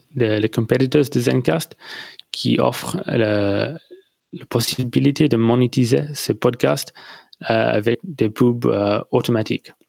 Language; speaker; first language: French; non-native, learner; English